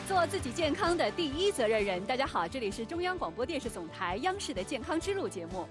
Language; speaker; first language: Chinese; native; Chinese